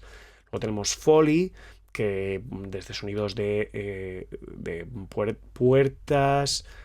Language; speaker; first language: Spanish; native; Spanish